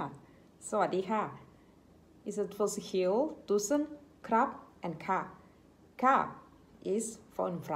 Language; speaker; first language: Dutch; non-native, learner; Thai